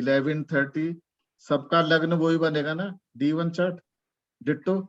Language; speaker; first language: Hindi; native; Hindi